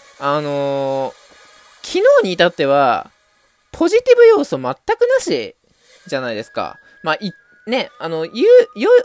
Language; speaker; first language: Japanese; native; Japanese